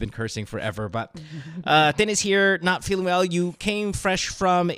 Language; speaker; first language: English; non-native, local second language; Filipino